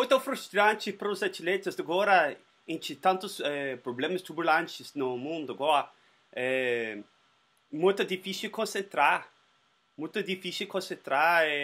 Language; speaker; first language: Portuguese; non-native, learner; Spanish